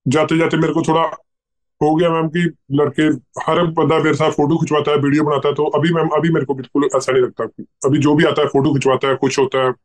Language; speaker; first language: Hindi; native; Hindi